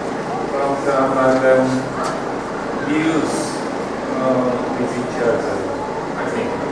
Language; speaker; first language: English; non-native, learner; Japanese